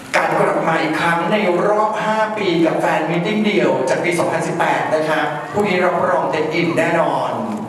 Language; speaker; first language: Thai; native; Thai